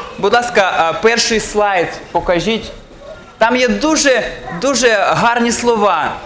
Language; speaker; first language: Ukrainian; non-native, local second language; Russian